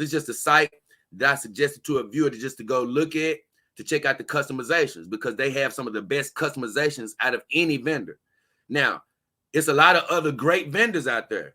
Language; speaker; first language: English; native; English